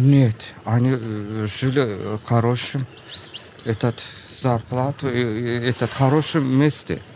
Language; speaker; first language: Russian; non-native, local second language; Azerbaijani